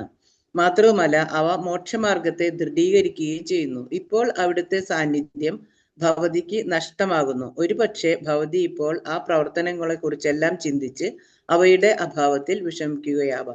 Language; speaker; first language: Malayalam; native; Malayalam